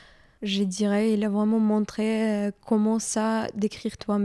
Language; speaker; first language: French; non-native, fluent; Ukrainian